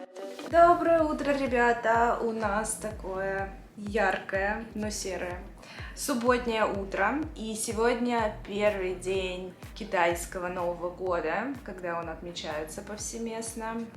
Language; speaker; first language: Russian; native; Russian